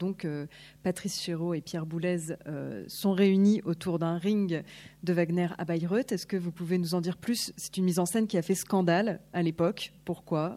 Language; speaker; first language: French; native; French